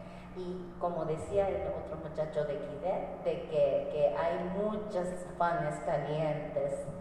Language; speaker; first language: Spanish; non-native, fluent; Japanese